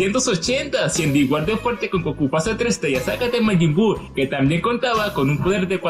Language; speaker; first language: Spanish; native; Spanish